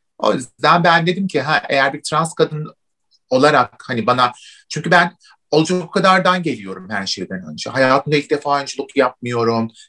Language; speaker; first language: Turkish; native; Turkish